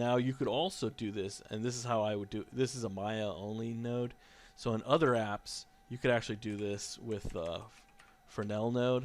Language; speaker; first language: English; native; English